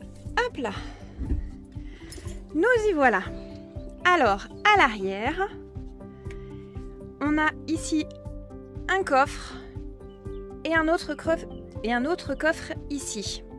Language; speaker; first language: French; native; French